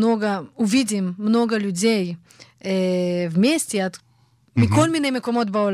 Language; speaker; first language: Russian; early bilingual, heritage; Hebrew